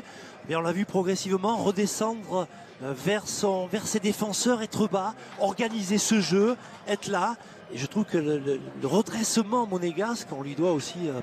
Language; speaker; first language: French; native; French